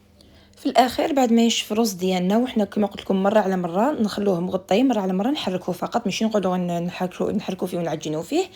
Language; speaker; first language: Arabic; native; Arabic